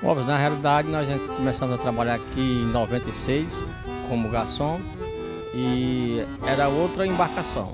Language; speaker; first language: Portuguese; native; Portuguese